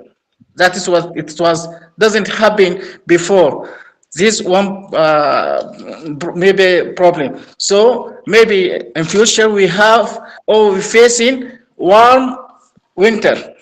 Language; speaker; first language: English; non-native, learner; Arabic